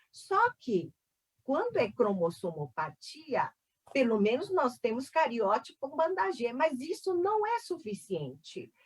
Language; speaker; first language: Portuguese; non-native, fluent; Korean